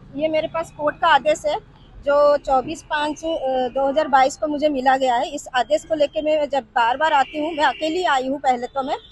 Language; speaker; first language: Hindi; non-native, local second language; Odia